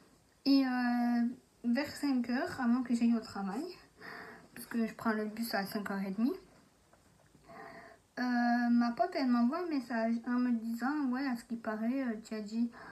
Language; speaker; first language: French; native; French